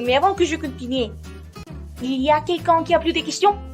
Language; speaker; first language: French; non-native, learner; Spanish